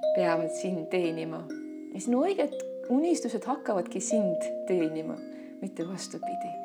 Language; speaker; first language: Estonian; non-native, local second language; Russian